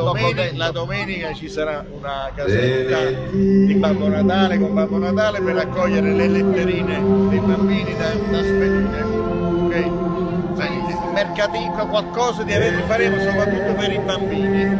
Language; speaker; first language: Italian; native; Italian